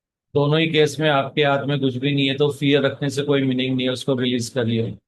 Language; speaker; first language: Hindi; native; Hindi